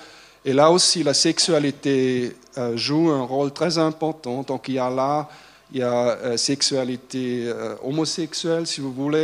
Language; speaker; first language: French; non-native, fluent; German